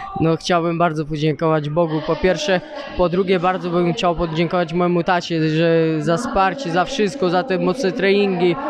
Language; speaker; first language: Polish; early bilingual, other home language; Chechen